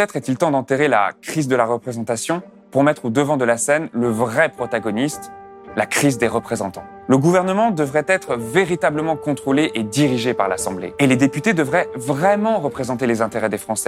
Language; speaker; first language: French; native; French